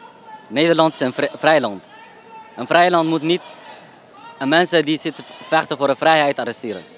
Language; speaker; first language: Dutch; non-native, learner; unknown